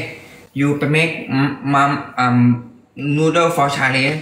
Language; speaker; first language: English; non-native, learner; Thai